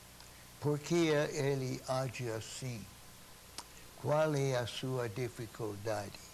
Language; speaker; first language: Portuguese; non-native, fluent; English